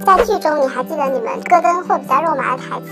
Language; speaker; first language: Chinese; native; Chinese